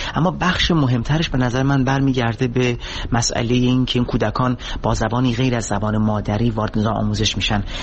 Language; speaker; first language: Persian; non-native, local second language; Kurdish